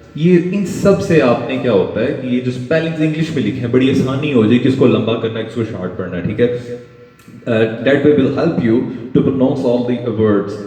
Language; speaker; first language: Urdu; non-native, local second language; Punjabi